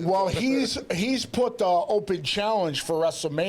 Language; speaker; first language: English; native; English